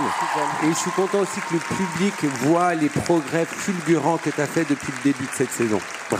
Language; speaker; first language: French; native; French